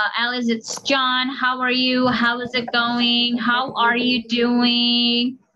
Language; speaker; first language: English; non-native, fluent; Indonesian